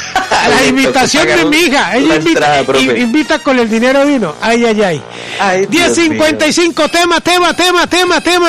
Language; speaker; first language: Spanish; native; Spanish